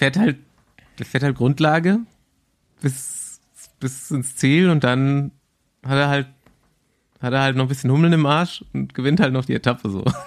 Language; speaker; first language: German; native; German